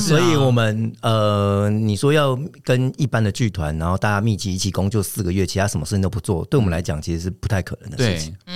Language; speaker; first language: Chinese; native; Chinese